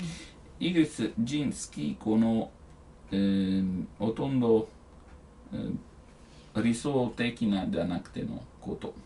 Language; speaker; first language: Japanese; non-native, learner; Italian